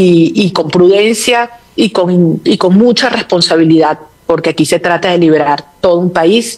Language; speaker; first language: Spanish; native; Spanish